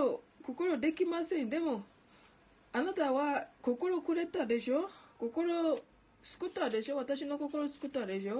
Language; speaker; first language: Japanese; non-native, learner; Ganda